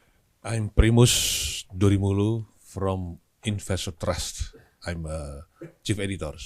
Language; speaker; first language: English; non-native, learner; Indonesian